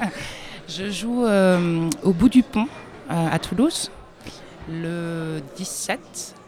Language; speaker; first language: French; native; French